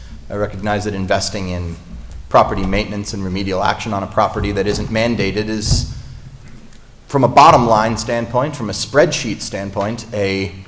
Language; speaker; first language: English; native; English